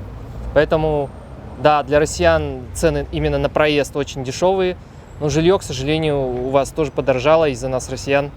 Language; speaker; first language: Russian; native; Russian